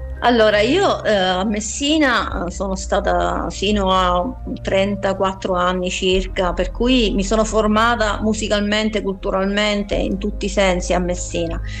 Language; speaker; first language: Italian; native; Italian